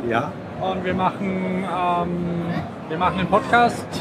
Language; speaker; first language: German; native; German